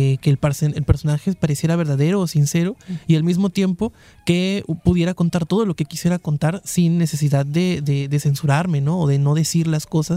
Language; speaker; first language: Spanish; native; Spanish